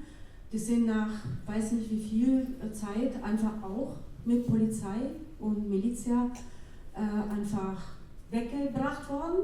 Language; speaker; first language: German; non-native, fluent; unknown